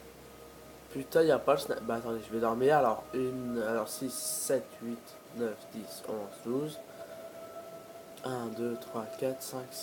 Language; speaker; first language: French; native; French